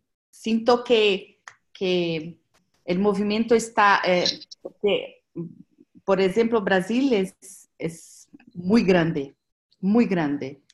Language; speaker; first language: Spanish; non-native, learner; Portuguese